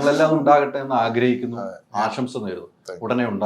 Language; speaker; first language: Malayalam; native; Malayalam